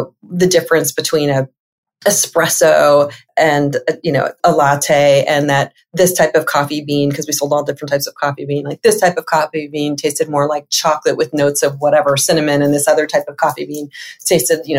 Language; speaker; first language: English; native; English